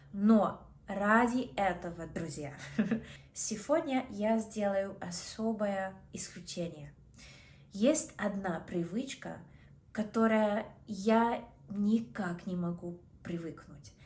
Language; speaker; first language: Russian; non-native, fluent; English